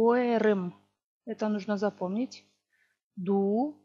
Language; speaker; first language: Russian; non-native, local second language; Gagauz